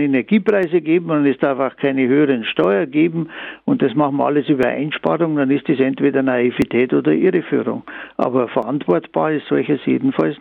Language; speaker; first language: German; native; German